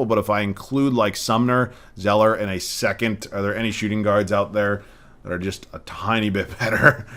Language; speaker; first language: English; native; English